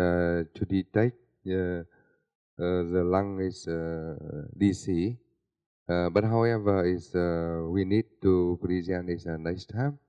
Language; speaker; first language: English; non-native, learner; Vietnamese